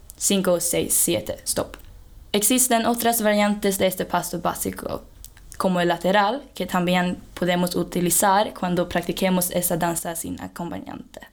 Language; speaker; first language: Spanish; non-native, fluent; Swedish